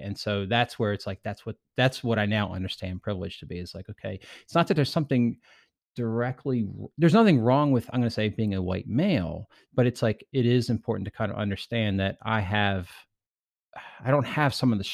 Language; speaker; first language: English; native; English